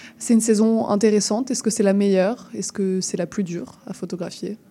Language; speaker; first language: French; native; French